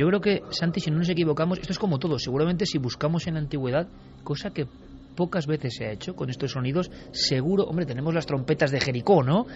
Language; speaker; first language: Spanish; native; Spanish